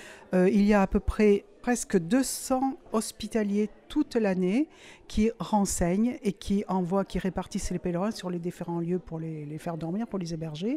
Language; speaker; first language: French; native; French